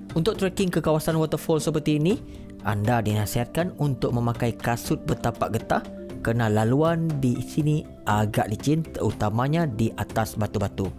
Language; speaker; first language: Malay; native; Malay